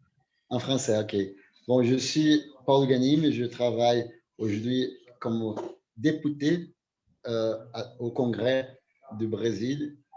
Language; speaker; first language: French; non-native, fluent; Portuguese